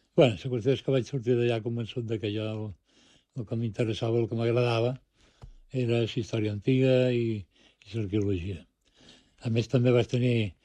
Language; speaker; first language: Catalan; non-native, local second language; Spanish